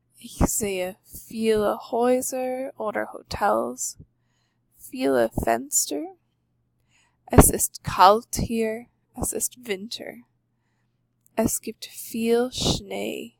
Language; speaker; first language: German; non-native, fluent; English